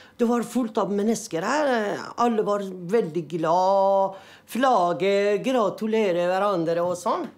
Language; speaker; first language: Norwegian; non-native, fluent; Persian